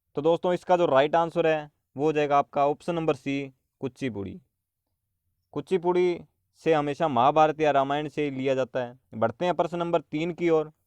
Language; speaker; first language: Hindi; native; Hindi